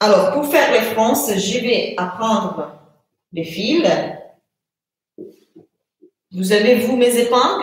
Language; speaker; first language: French; non-native, fluent; Italian